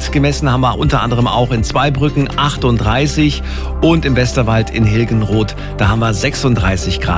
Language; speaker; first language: German; native; German